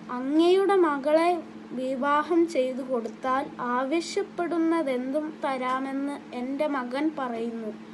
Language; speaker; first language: Malayalam; non-native, learner; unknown